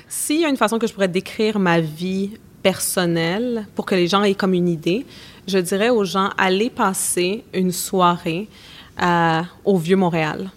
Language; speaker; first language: French; native; French